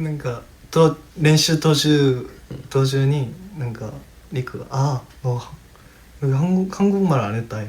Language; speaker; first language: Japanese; non-native, learner; Korean